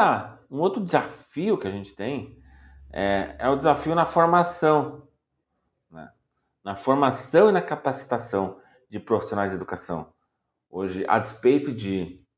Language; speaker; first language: Portuguese; native; Portuguese